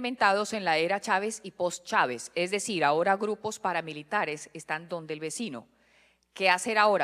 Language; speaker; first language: Spanish; native; Spanish